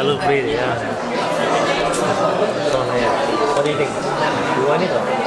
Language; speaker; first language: English; non-native, learner; Indonesian